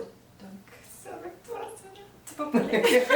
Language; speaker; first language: French; non-native, learner; Portuguese